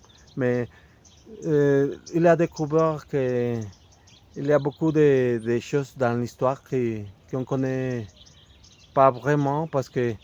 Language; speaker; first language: French; non-native, fluent; Spanish